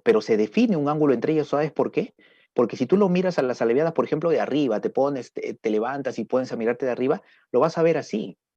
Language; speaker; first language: Spanish; native; Spanish